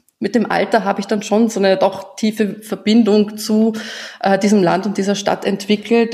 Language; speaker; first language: German; early bilingual, other home language; Arabic